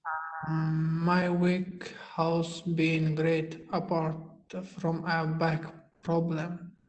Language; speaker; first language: English; non-native, learner; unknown